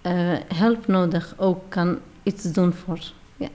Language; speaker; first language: Dutch; non-native, learner; Arabic